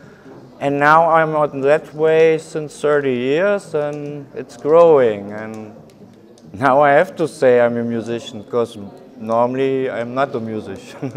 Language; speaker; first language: English; non-native, fluent; German